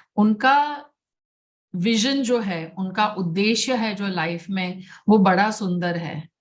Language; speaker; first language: Hindi; non-native, local second language; Gujarati